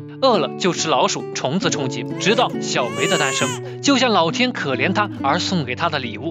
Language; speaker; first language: Chinese; native; Chinese